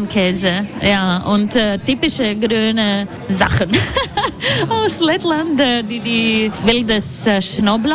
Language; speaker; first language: German; non-native, learner; Latvian